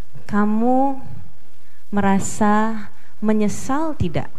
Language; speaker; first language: Indonesian; native; Indonesian